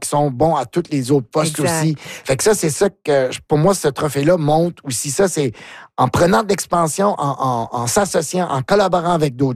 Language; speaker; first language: French; native; French